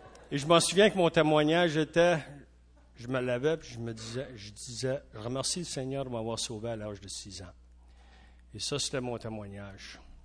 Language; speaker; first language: French; non-native, local second language; English